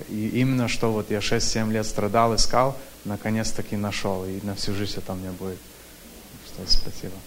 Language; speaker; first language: Russian; early bilingual, heritage; Russian